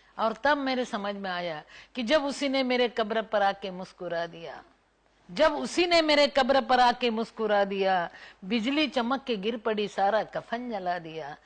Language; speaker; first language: Hindi; non-native, local second language; Marathi